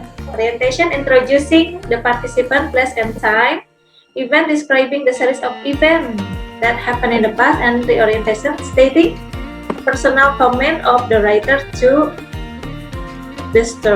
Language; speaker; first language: English; non-native, fluent; Indonesian